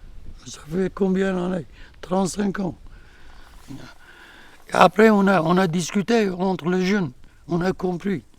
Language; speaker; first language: French; non-native, learner; Kurdish